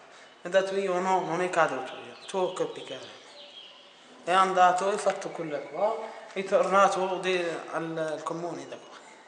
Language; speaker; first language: Italian; non-native, learner; Arabic